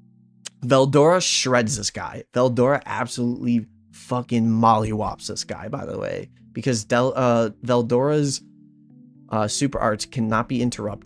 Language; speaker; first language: English; native; English